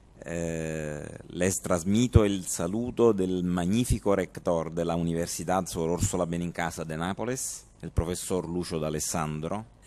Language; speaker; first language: Italian; native; Italian